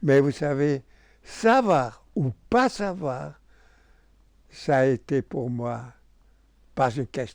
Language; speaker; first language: French; non-native, local second language; German